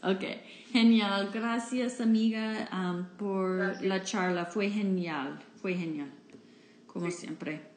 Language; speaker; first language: Spanish; non-native, fluent; English